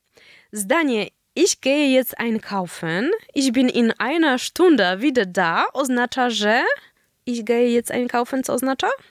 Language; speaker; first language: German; non-native, fluent; Polish